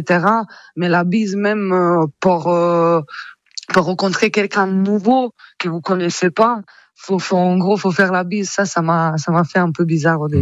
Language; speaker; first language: French; non-native, fluent; Croatian